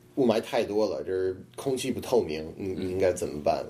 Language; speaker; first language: Chinese; non-native, fluent; English